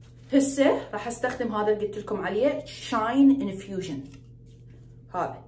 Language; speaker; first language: Arabic; native; Arabic